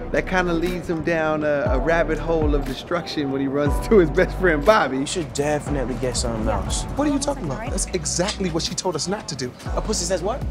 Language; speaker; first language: English; native; English